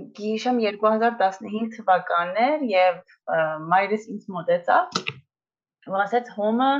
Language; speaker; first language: Armenian; early bilingual, heritage; Armenian